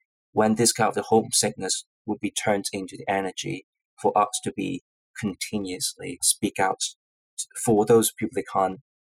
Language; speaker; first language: English; non-native, local second language; Cantonese